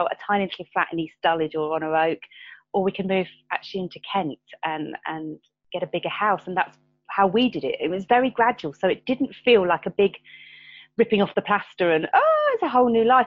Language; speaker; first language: English; native; English